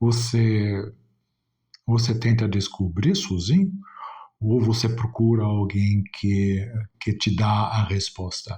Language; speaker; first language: Portuguese; non-native, fluent; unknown